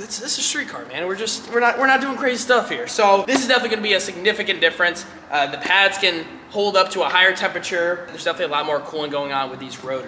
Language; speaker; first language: English; native; English